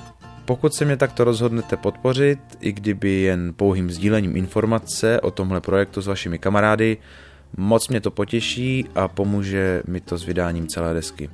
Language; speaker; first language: Czech; native; Czech